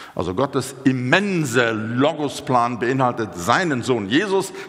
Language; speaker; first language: German; non-native, fluent; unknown